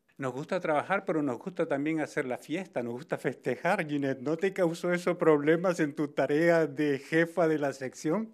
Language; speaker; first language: Spanish; native; Spanish